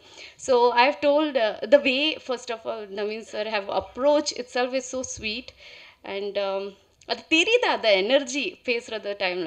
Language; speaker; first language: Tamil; non-native, learner; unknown